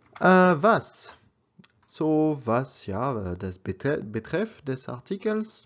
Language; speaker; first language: German; non-native, learner; French